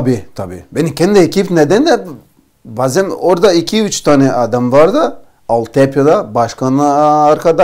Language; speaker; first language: Turkish; non-native, learner; Portuguese